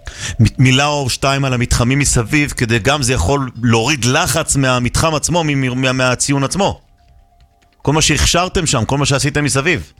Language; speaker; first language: Hebrew; native; Hebrew